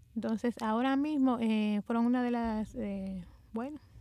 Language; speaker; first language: Spanish; native; Spanish